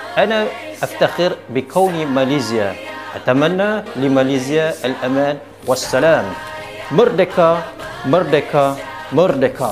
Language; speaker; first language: Arabic; non-native, fluent; Malay